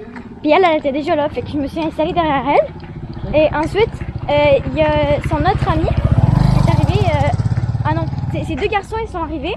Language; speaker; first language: French; native; French